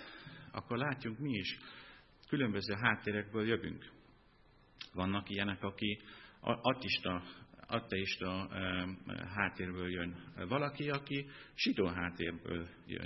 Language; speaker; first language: Hungarian; non-native, fluent; German